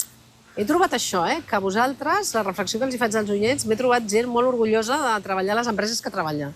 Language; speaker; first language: Catalan; native; Catalan